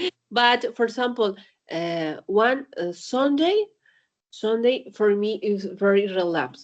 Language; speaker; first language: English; non-native, learner; Spanish